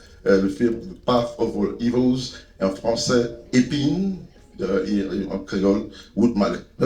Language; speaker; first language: French; non-native, local second language; Haitian Creole